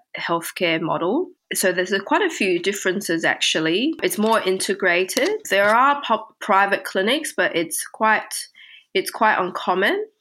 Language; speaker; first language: English; early bilingual, other home language; Chinese